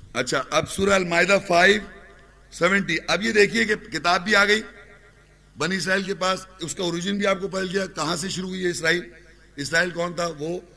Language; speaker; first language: Urdu; native; Urdu